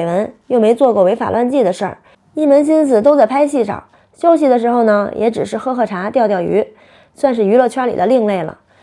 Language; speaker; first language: Chinese; native; Chinese